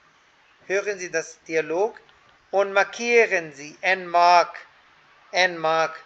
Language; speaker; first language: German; non-native, fluent; Hindi